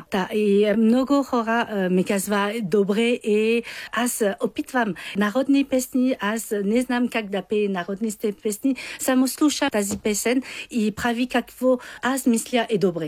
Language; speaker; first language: Bulgarian; non-native, learner; French